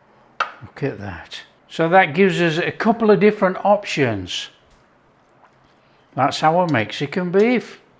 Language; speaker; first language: English; native; English